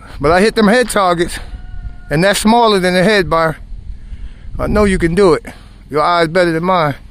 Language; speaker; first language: English; native; English